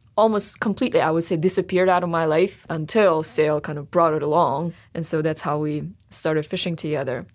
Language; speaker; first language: English; non-native, fluent; Russian